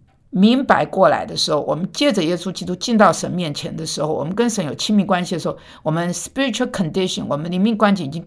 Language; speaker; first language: Chinese; non-native, fluent; Korean